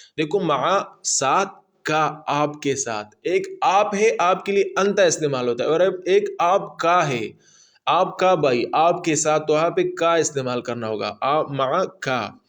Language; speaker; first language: Urdu; non-native, local second language; Pashto